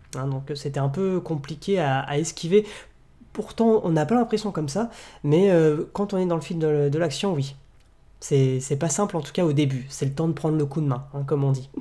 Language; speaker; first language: French; native; French